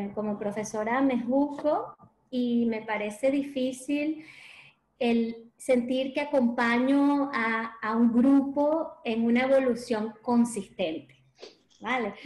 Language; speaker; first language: Spanish; native; Spanish